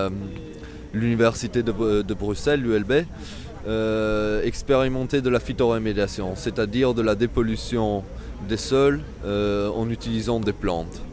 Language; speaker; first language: French; non-native, fluent; Italian